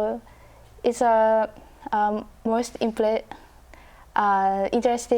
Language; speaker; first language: English; non-native, learner; Japanese